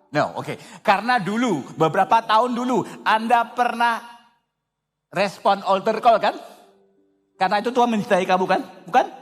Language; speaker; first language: Indonesian; non-native, fluent; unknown